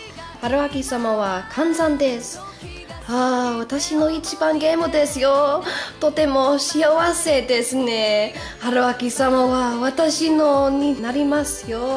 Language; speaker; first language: Japanese; non-native, learner; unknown